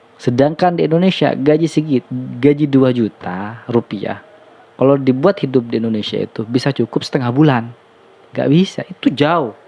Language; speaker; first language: Indonesian; native; Indonesian